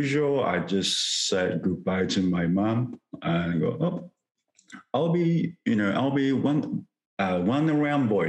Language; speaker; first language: English; non-native, fluent; Japanese